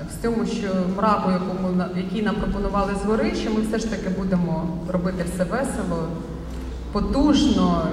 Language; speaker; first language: Ukrainian; native; Ukrainian